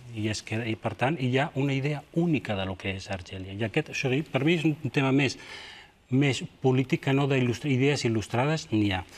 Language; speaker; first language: Catalan; native; Catalan